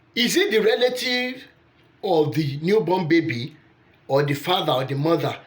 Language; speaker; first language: English; non-native, local second language; Yoruba